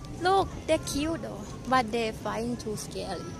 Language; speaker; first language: English; non-native, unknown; Thai